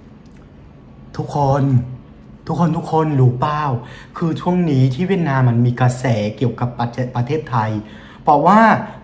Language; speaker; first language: Thai; non-native, fluent; Vietnamese